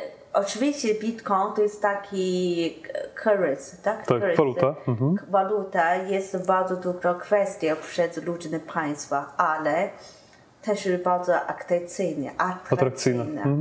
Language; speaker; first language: Polish; non-native, learner; Chinese